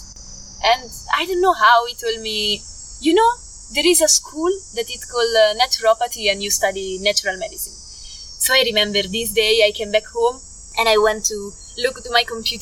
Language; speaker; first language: English; non-native, fluent; Italian